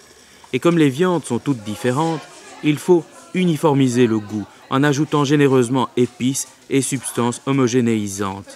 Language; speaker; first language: French; native; French